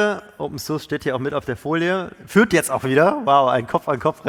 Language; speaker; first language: German; native; German